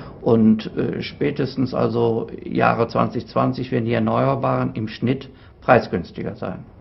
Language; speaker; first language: German; native; German